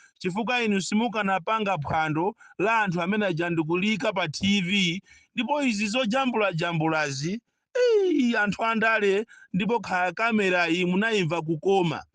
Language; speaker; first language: Nyanja; non-native, local second language; Yao